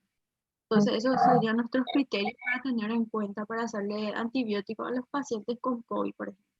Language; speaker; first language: Spanish; native; Spanish